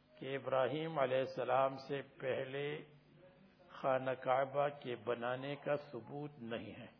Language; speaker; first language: Urdu; native; Urdu